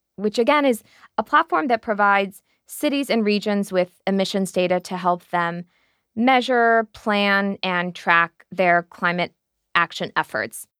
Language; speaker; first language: English; native; English